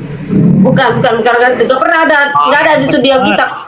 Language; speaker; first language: Indonesian; native; Indonesian